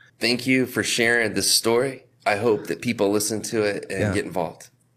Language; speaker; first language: English; native; English